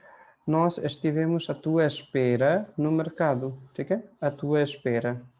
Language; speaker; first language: Portuguese; non-native, fluent; Hindi